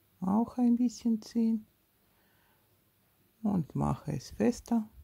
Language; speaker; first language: German; non-native, learner; Russian